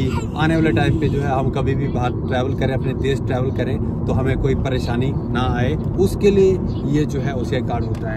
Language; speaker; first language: Hindi; native; Hindi